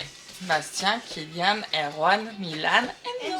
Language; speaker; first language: French; native; French